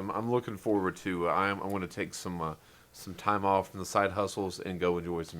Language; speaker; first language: English; native; English